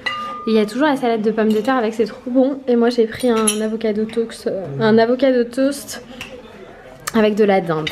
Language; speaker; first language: French; native; French